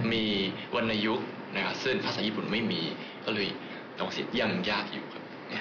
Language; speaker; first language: Thai; non-native, fluent; Japanese